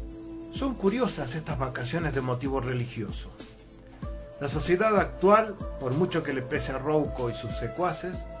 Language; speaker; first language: Spanish; native; Spanish